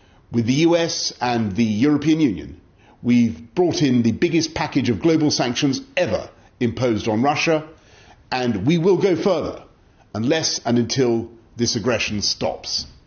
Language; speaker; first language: English; native; English